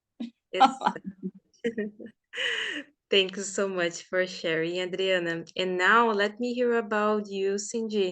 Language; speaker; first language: English; non-native, fluent; Portuguese